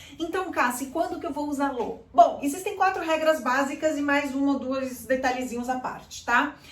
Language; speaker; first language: Portuguese; native; Portuguese